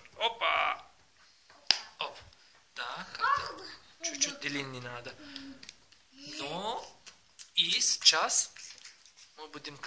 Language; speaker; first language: Russian; non-native, learner; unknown